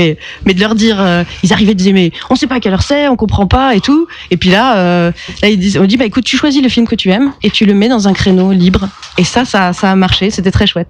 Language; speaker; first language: French; native; French